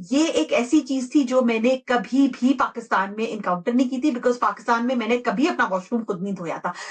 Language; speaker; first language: Urdu; native; Urdu